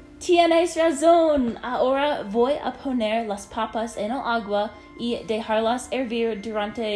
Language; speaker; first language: Spanish; non-native, learner; English